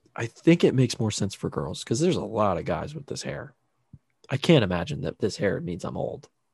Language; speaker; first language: English; native; English